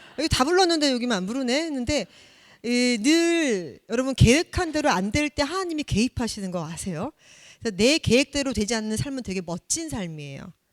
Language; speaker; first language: Korean; native; Korean